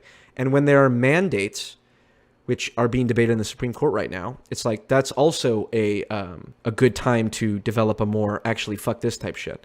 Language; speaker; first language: English; native; English